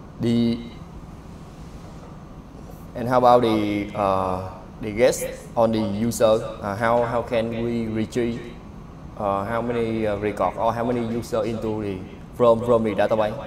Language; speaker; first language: English; non-native, learner; Vietnamese